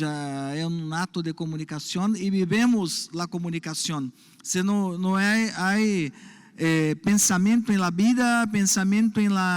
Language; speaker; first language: Spanish; non-native, learner; Portuguese